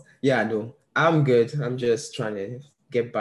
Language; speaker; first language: English; non-native, local second language; Yoruba